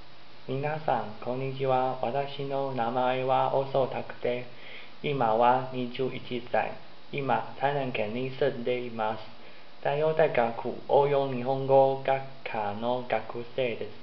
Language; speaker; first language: Japanese; non-native, learner; Chinese